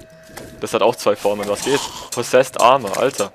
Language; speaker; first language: German; native; German